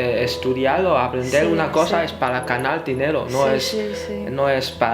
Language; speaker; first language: Spanish; non-native, fluent; Chinese